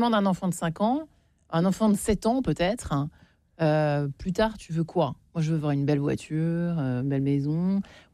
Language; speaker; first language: French; native; French